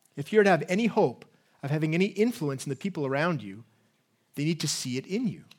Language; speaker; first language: English; native; English